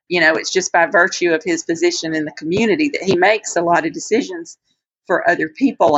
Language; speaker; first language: English; native; English